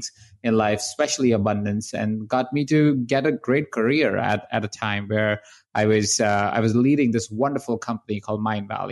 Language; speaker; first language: English; non-native, local second language; Hindi